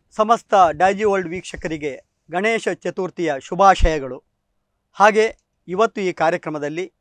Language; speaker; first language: Kannada; native; Kannada